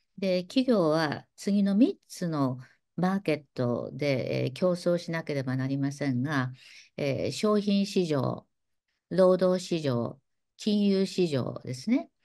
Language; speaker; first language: Japanese; native; Japanese